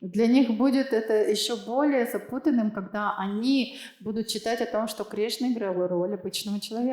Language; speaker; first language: Russian; native; Russian